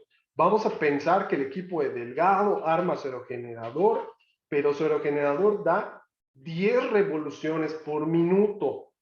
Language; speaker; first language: Spanish; native; Spanish